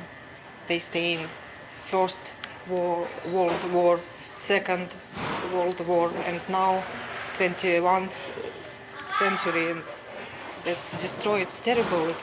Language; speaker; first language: English; non-native, learner; Russian